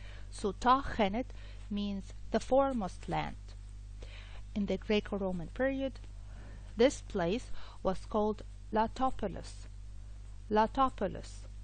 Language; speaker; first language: English; non-native, fluent; Arabic